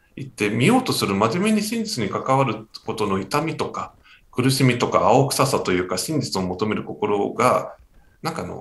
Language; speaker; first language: Japanese; native; Japanese